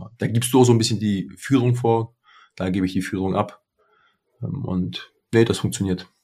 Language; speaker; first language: German; early bilingual, other home language; Russian